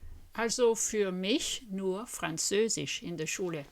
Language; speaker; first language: German; non-native, fluent; English